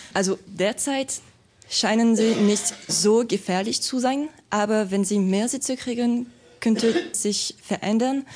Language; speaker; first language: German; non-native, fluent; French